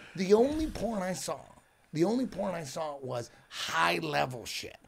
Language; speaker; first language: English; native; English